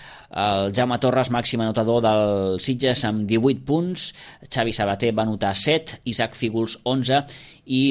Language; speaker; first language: Catalan; native; Catalan